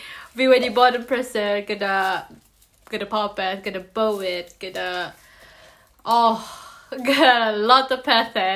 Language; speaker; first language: Welsh; non-native, learner; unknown